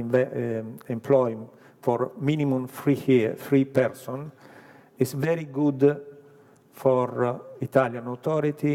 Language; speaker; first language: English; non-native, learner; Italian